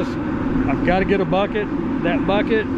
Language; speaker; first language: English; native; English